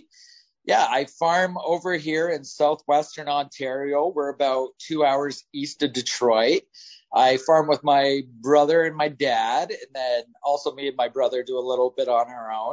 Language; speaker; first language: English; native; English